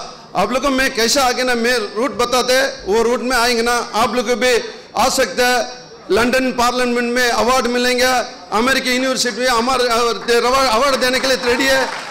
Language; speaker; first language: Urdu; non-native, local second language; Telugu